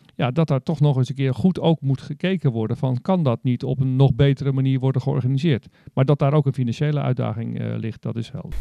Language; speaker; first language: Dutch; native; Dutch